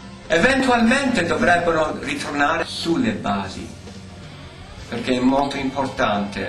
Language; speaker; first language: Italian; early bilingual, heritage; Italian